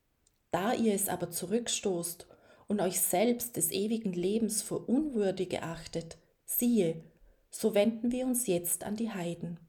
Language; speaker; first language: German; native; German